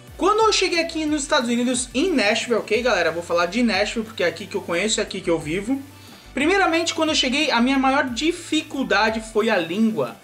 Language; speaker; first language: Portuguese; native; Portuguese